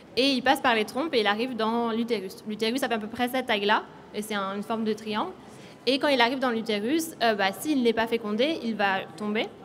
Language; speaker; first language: French; native; French